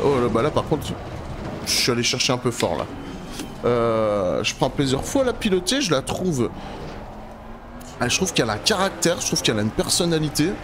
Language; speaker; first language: French; native; French